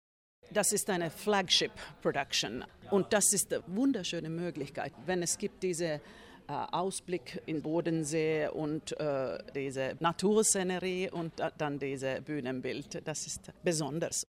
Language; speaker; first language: German; non-native, fluent; Finnish